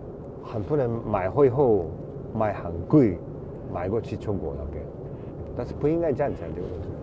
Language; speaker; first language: Chinese; non-native, fluent; Japanese